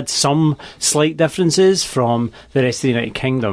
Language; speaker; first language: English; native; English